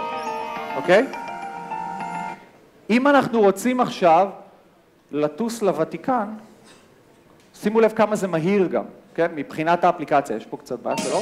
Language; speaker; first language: Hebrew; native; Hebrew